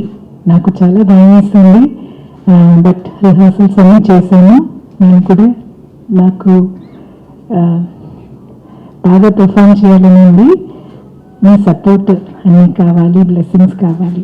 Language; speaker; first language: Telugu; non-native, local second language; Malayalam